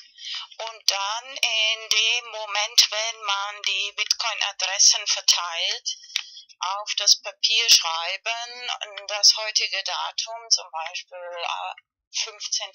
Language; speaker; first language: German; non-native, fluent; Spanish